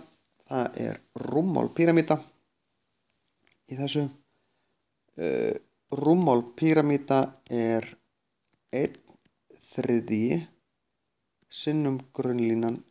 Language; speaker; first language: Icelandic; native; Icelandic